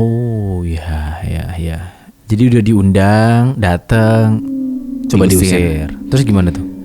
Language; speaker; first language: Indonesian; native; Indonesian